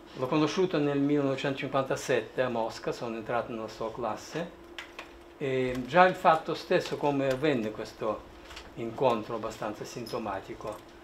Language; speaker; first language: Italian; non-native, fluent; Russian